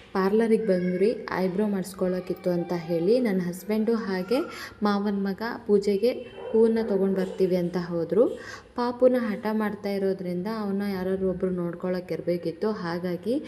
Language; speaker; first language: Kannada; non-native, local second language; Tulu